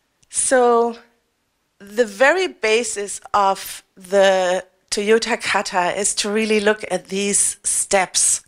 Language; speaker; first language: English; non-native, fluent; German